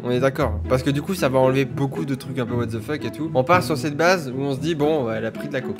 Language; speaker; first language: French; native; French